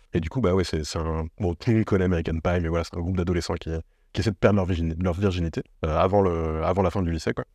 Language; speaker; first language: French; native; French